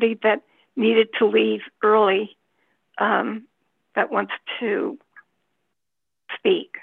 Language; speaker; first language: English; native; English